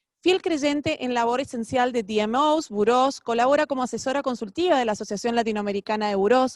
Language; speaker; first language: Spanish; native; Spanish